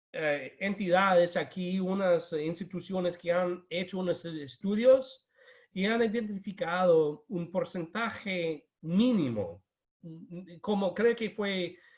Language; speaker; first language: Spanish; non-native, fluent; English